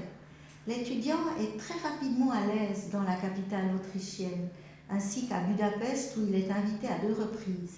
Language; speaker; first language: French; native; French